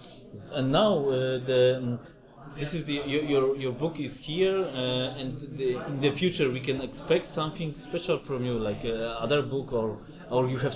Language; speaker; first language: English; non-native, fluent; Polish